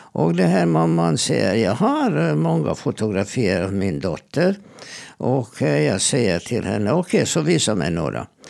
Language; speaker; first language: Swedish; non-native, fluent; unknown